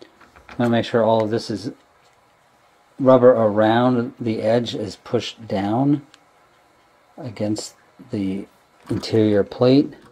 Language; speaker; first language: English; native; English